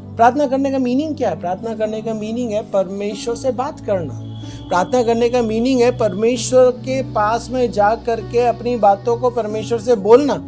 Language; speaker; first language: Hindi; non-native, local second language; Marathi